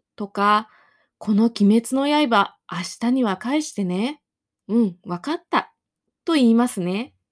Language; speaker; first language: Japanese; native; Japanese